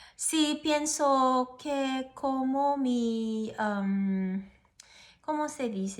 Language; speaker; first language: Spanish; non-native, learner; Cantonese